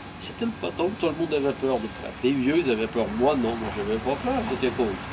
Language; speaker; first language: French; non-native, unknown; Portuguese